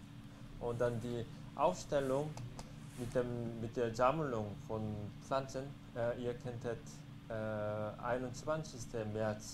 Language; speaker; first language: German; non-native, fluent; Korean